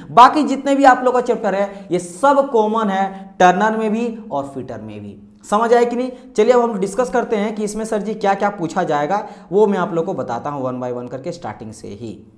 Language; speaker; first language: Hindi; non-native, local second language; Marathi